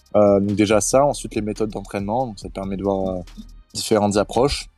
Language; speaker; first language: French; native; French